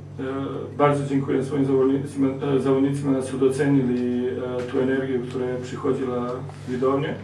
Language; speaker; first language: Polish; non-native, learner; Serbian